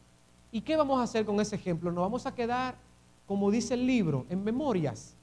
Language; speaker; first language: Spanish; native; Spanish